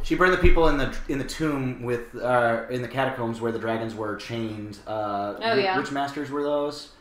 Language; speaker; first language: English; native; English